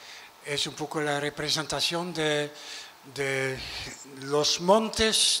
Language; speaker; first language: Spanish; non-native, learner; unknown